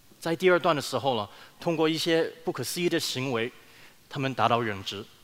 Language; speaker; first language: Chinese; early bilingual, heritage; Chinese